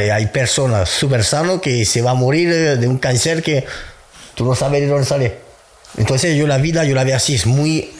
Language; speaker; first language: Spanish; non-native, fluent; French